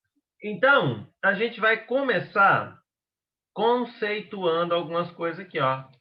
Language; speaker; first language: Portuguese; native; Portuguese